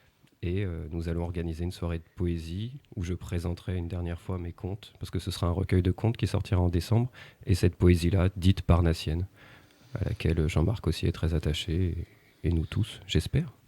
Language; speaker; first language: French; native; French